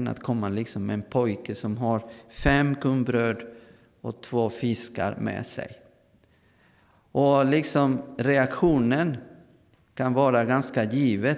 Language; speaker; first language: Swedish; non-native, fluent; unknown